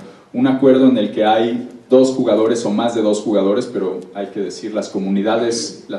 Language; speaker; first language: Spanish; native; Spanish